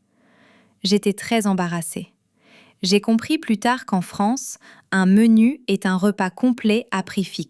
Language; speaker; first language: French; non-native, fluent; English